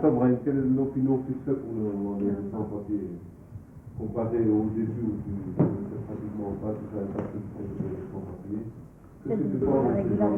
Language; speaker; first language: French; native; French